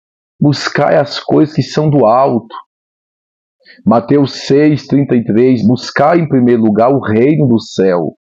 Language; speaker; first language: Portuguese; native; Portuguese